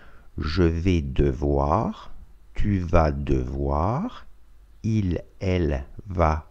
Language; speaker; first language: French; non-native, fluent; Russian